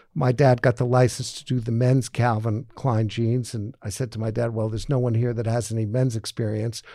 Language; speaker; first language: English; native; English